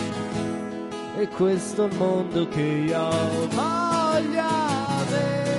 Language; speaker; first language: Italian; native; Italian